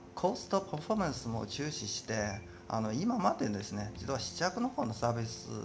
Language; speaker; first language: Japanese; non-native, fluent; Chinese